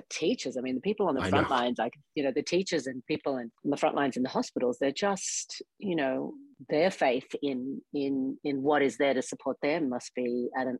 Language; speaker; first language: English; native; English